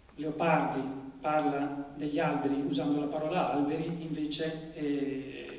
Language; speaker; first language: Italian; native; Italian